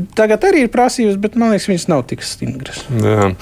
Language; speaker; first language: Latvian; non-native, local second language; Russian